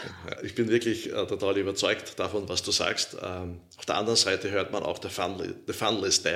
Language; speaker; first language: German; native; German